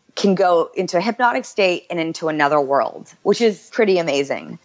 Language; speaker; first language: English; native; English